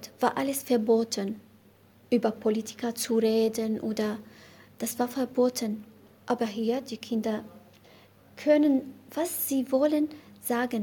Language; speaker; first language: German; non-native, learner; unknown